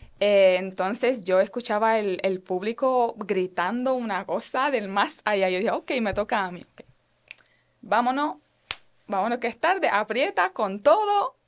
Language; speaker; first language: Spanish; non-native, fluent; Romanian